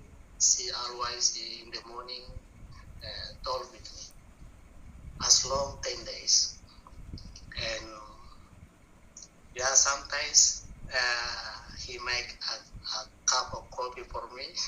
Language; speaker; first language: English; non-native, learner; Indonesian